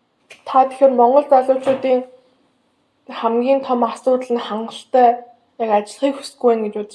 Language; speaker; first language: Mongolian; early bilingual, heritage; Mongolian